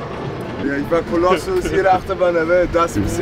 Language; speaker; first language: German; native; German